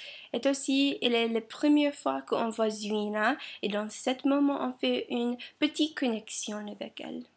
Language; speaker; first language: French; non-native, learner; English